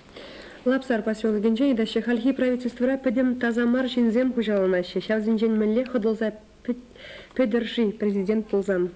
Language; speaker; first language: Russian; native; Russian